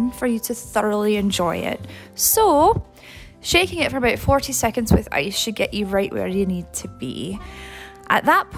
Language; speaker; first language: English; native; English